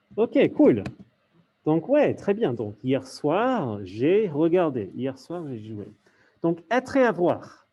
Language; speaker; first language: French; non-native, fluent; English